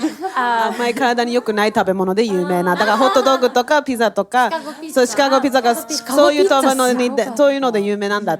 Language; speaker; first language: Japanese; native; Japanese